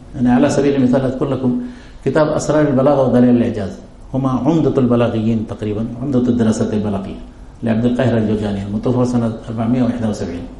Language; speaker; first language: Arabic; non-native, fluent; Urdu